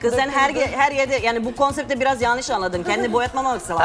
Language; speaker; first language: Turkish; non-native, fluent; Serbian